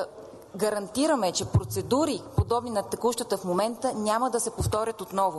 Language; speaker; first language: Bulgarian; native; Bulgarian